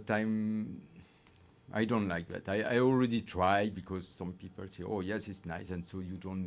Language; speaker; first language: English; non-native, learner; French